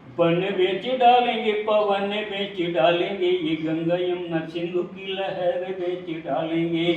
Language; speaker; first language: Hindi; native; Hindi